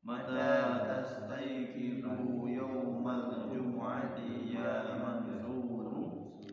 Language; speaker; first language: Arabic; non-native, learner; Indonesian